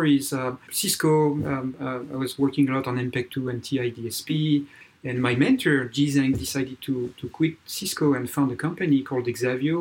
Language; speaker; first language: English; non-native, fluent; French